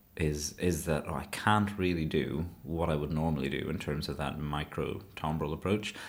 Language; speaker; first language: English; native; English